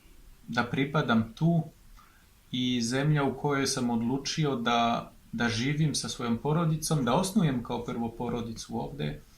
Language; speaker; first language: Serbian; non-native, fluent; French